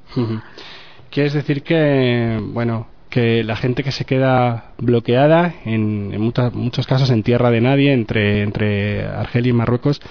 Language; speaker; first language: Spanish; native; Spanish